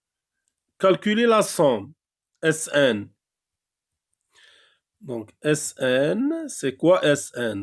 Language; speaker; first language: French; non-native, local second language; Arabic